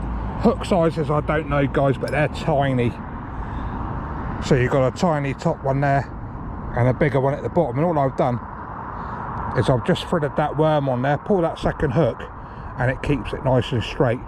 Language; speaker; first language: English; native; English